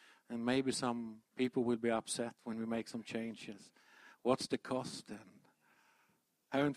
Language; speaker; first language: English; non-native, fluent; Swedish